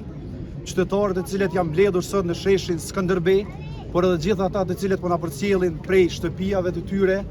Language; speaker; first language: Albanian; native; Albanian